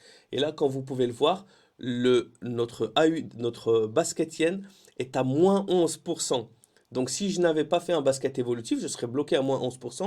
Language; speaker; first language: French; native; French